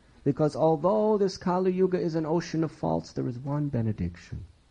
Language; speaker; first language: English; native; English